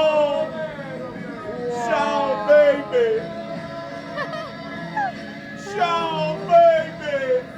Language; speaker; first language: Italian; native; Italian